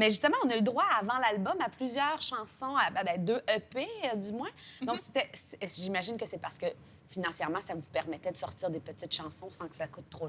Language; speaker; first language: French; native; French